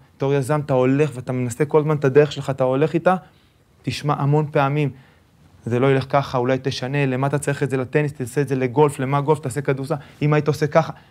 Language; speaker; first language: Hebrew; early bilingual, other home language; Spanish